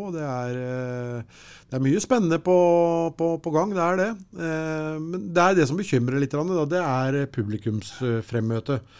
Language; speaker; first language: Norwegian; native; Norwegian